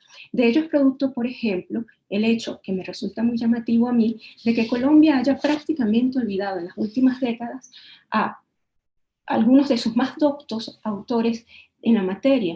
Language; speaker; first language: Spanish; native; Spanish